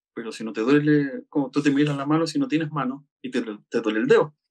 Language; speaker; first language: Spanish; native; Spanish